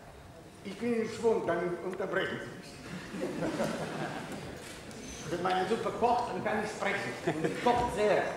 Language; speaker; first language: German; non-native, fluent; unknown